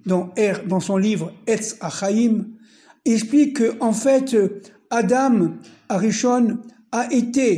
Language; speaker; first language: French; native; French